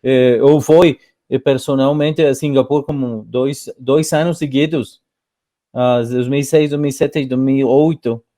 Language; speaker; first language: Portuguese; non-native, fluent; Spanish